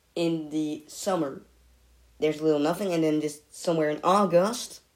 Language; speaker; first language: English; non-native, fluent; Dutch